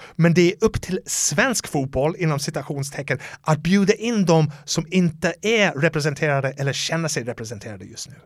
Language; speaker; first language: Swedish; non-native, fluent; English